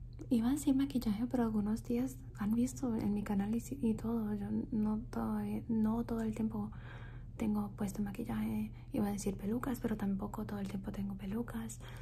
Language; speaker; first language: Spanish; early bilingual, heritage; Spanish